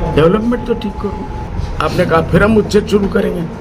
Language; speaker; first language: Hindi; non-native, local second language; Assamese